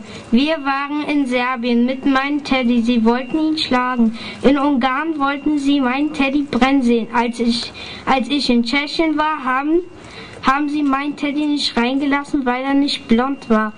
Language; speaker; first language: German; early bilingual, other home language; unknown